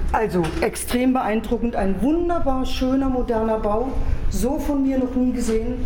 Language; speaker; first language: German; native; German